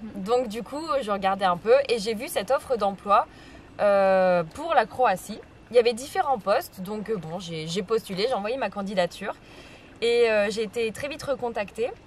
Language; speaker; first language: French; native; French